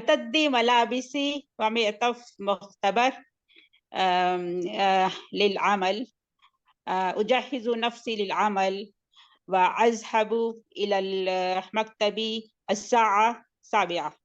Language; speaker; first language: Arabic; non-native, learner; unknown